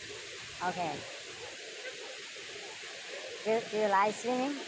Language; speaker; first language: English; non-native, learner; Vietnamese